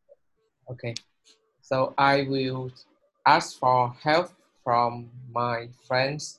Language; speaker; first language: English; non-native, learner; Vietnamese